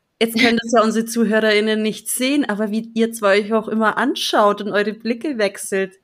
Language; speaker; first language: German; native; German